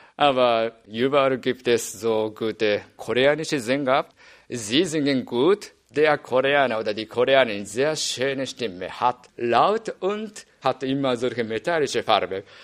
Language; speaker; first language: German; non-native, learner; Japanese